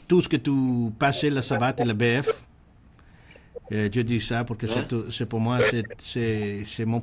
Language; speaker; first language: French; non-native, learner; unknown